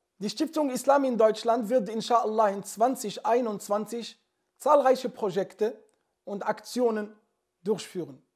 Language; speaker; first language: German; non-native, fluent; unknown